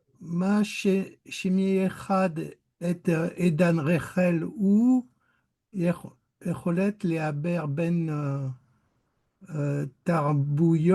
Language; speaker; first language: Hebrew; non-native, learner; French